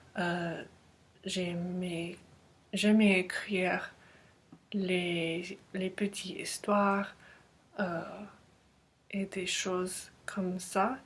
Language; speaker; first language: French; non-native, learner; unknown